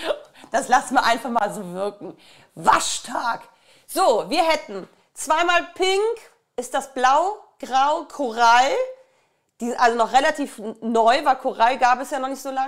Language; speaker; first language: German; native; German